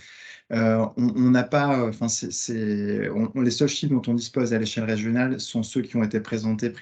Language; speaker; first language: French; native; French